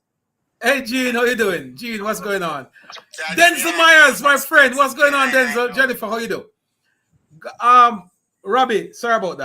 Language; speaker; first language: English; native; English